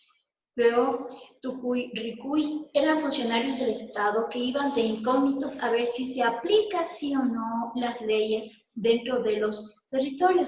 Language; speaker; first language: Spanish; native; Spanish